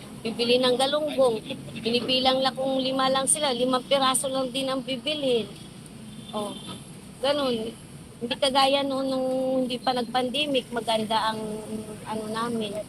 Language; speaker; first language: Filipino; non-native, local second language; Hiligaynon